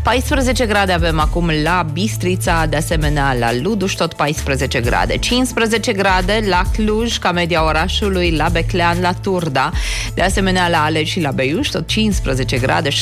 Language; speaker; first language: Romanian; native; Romanian